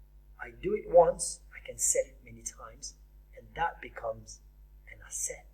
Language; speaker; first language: English; native; English